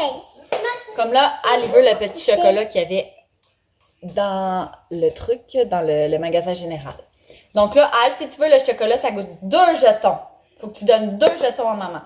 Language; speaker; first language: French; native; French